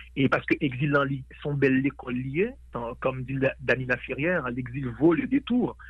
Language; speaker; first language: French; native; French